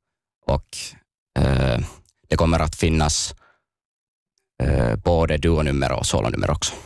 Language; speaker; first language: Swedish; non-native, local second language; Finnish